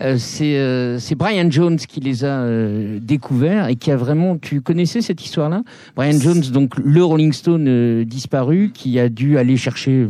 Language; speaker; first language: French; native; French